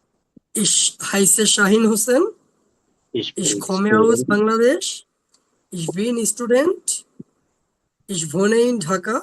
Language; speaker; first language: German; non-native, learner; Bangla